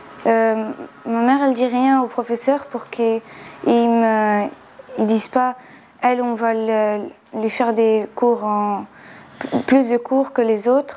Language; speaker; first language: French; early bilingual, other home language; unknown